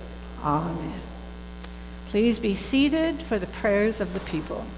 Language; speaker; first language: English; native; English